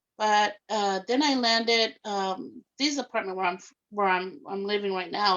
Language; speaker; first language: English; early bilingual, other home language; Spanish